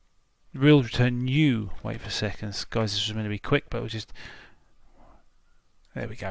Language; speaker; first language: English; native; English